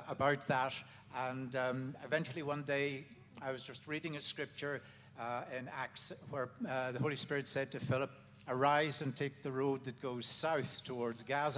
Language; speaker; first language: English; native; English